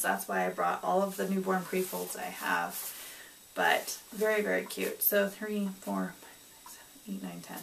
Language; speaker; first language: English; native; English